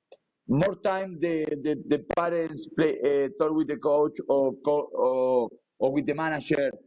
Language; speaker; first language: English; non-native, learner; Spanish